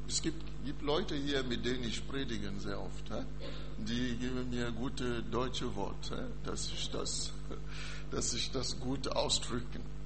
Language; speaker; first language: German; non-native, learner; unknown